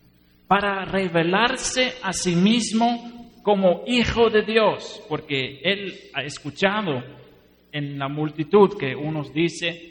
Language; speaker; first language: Spanish; non-native, fluent; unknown